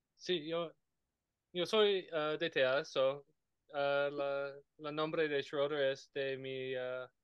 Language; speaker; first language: Spanish; non-native, learner; English